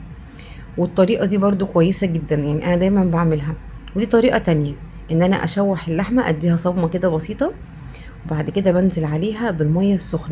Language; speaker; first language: Arabic; native; Arabic